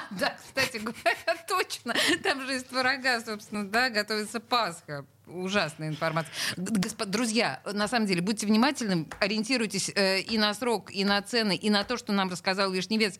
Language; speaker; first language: Russian; native; Russian